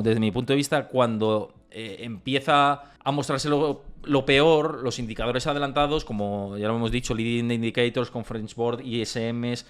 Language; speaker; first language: Spanish; native; Spanish